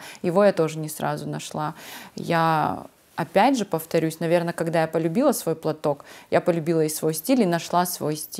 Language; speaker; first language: Russian; non-native, local second language; Ossetic